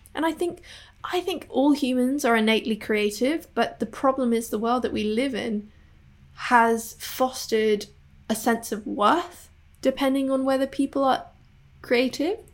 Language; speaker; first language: English; non-native, local second language; Cantonese